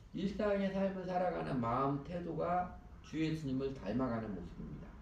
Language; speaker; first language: Korean; native; Korean